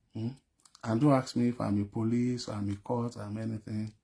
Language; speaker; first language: English; non-native, local second language; Yoruba